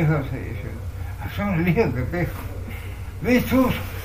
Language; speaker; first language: Estonian; non-native, local second language; Russian